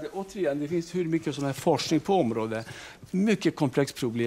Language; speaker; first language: Swedish; native; Swedish